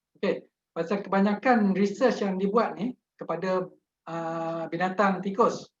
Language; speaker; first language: Malay; native; Malay